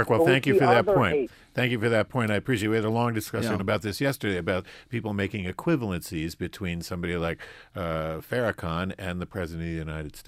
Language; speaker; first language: English; native; English